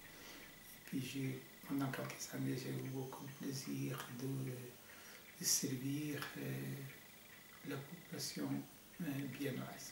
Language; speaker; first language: French; non-native, fluent; Portuguese